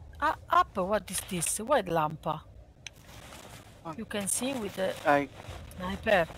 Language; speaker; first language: English; non-native, learner; Hungarian